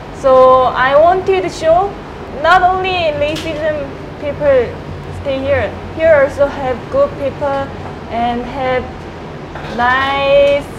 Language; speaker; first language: English; non-native, learner; Korean